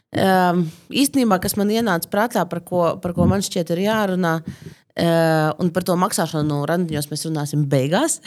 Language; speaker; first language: Latvian; non-native, local second language; Russian